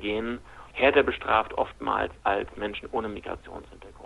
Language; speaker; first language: German; native; German